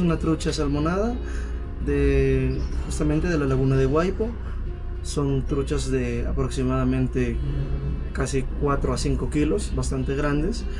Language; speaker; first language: Spanish; native; Spanish